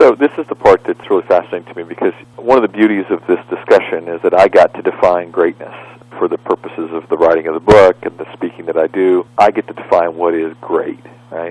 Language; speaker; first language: English; native; English